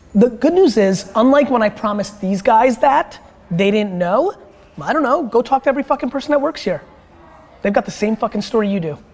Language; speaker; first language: English; early bilingual, other home language; Russian